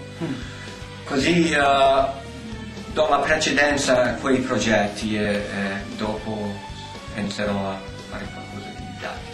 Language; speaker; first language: Italian; early bilingual, heritage; Italian